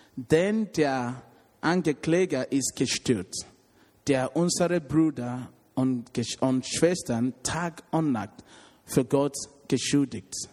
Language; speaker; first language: German; non-native, learner; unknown